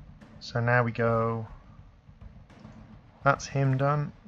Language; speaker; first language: English; native; English